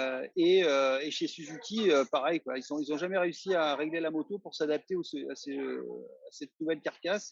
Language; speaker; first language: French; native; French